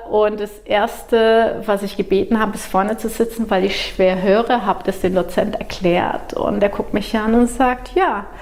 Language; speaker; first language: German; non-native, fluent; Portuguese